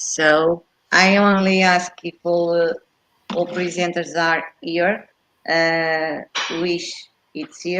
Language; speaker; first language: English; non-native, fluent; Portuguese